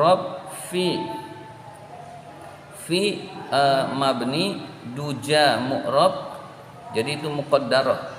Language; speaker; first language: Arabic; non-native, fluent; Indonesian